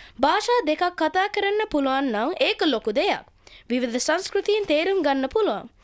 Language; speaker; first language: Sinhala; early bilingual, heritage; Sinhala